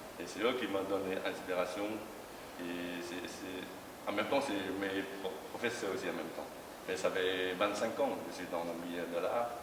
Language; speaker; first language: French; non-native, learner; Chinese